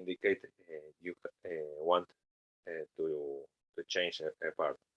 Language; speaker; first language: English; non-native, learner; Spanish